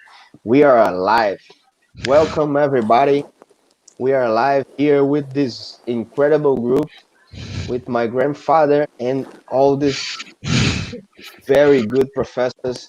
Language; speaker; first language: English; non-native, fluent; Portuguese